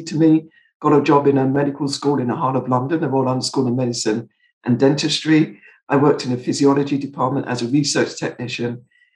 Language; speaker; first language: English; native; English